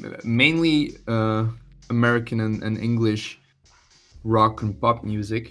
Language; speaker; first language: English; non-native, fluent; Dutch